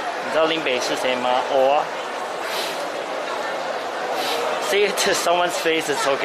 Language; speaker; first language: English; early bilingual, other home language; Chinese